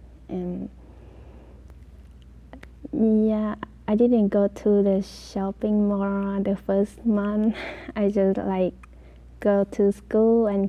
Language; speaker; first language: English; non-native, learner; Lao